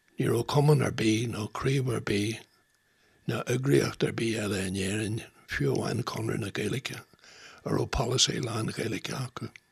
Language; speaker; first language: Irish; non-native, local second language; English